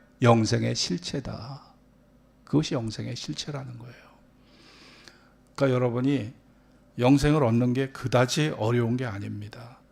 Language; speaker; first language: Korean; native; Korean